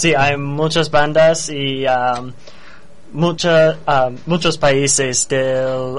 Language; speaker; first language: Spanish; non-native, learner; English